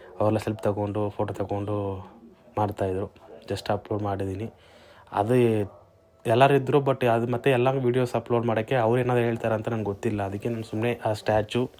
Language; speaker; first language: Kannada; native; Kannada